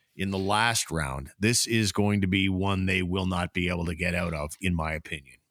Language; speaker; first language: English; native; English